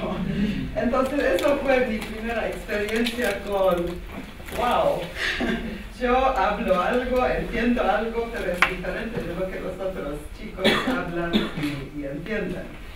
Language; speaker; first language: Spanish; non-native, fluent; Armenian